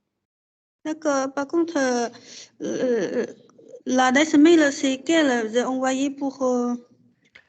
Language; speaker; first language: French; non-native, learner; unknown